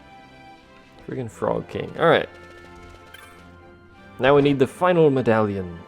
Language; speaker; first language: English; native; English